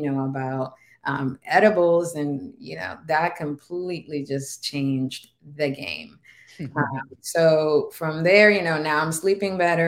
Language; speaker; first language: English; non-native, fluent; Spanish